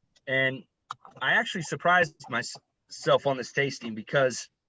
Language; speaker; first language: English; native; English